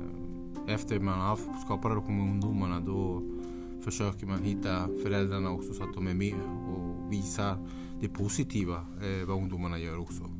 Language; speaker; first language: Swedish; non-native, fluent; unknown